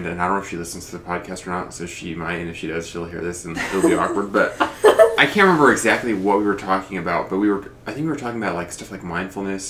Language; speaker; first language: English; native; English